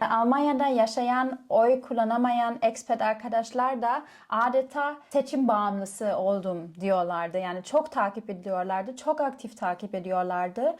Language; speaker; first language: Turkish; non-native, fluent; German